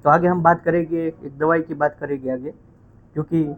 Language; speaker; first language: Hindi; non-native, local second language; Gujarati